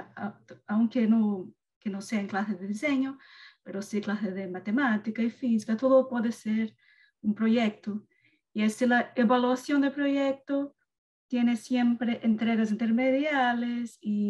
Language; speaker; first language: Spanish; non-native, learner; Portuguese